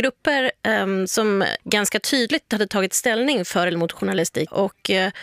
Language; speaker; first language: Swedish; native; Swedish